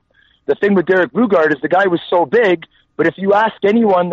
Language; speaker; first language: English; native; English